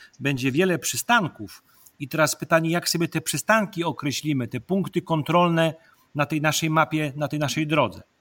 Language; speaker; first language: Polish; native; Polish